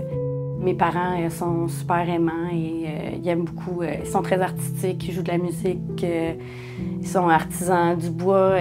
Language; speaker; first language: French; native; French